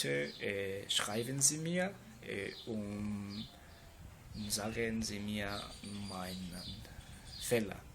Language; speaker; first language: German; non-native, learner; Spanish